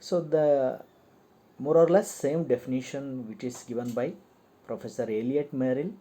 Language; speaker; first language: English; non-native, local second language; Kannada